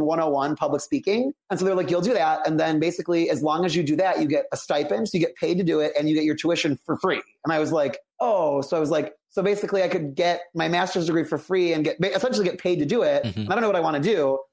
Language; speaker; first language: English; native; English